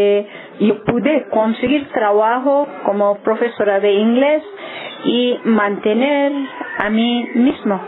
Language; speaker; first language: Spanish; non-native, learner; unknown